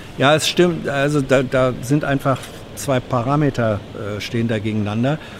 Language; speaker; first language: German; native; German